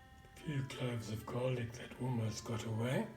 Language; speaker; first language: English; native; English